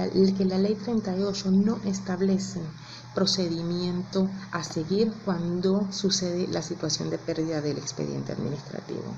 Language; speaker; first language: Spanish; native; Spanish